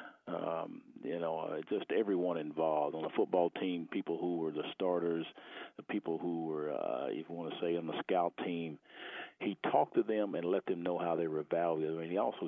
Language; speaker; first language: English; native; English